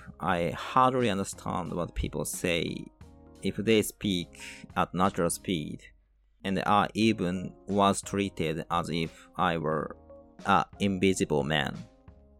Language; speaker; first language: English; non-native, fluent; Japanese